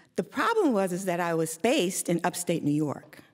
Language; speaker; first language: English; native; English